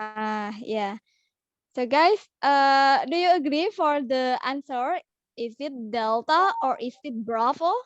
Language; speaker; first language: English; non-native, learner; Indonesian